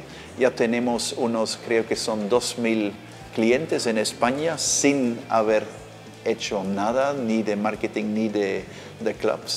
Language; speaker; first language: Spanish; non-native, fluent; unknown